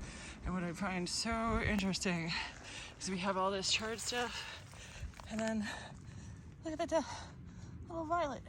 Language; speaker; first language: English; native; English